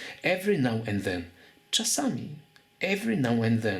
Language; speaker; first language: English; non-native, fluent; Polish